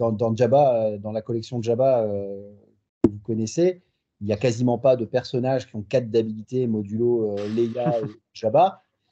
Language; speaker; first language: French; native; French